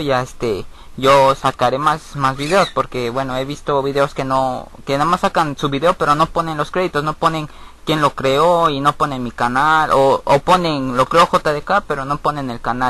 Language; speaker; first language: Spanish; native; Spanish